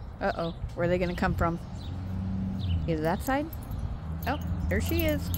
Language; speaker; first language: English; native; English